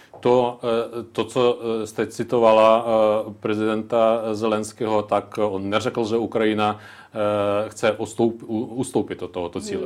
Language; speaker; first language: Czech; non-native, local second language; Ukrainian